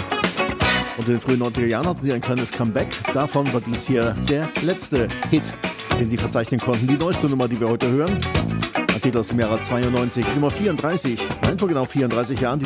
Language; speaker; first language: German; native; German